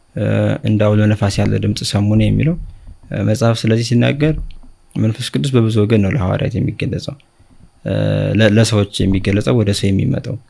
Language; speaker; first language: Amharic; native; Amharic